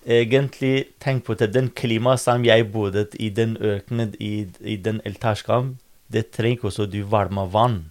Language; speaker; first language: Norwegian; non-native, fluent; Kurdish